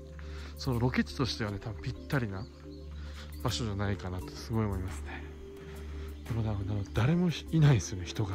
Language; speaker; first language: Japanese; native; Japanese